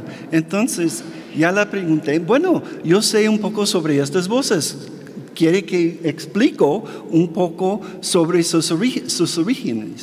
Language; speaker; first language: Spanish; non-native, fluent; English